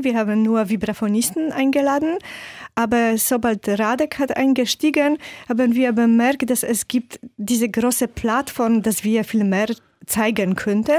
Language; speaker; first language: German; non-native, fluent; Polish